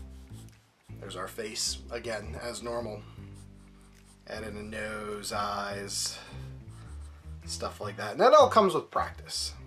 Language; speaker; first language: English; native; English